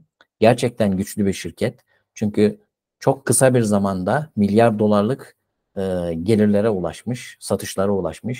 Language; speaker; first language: Turkish; native; Turkish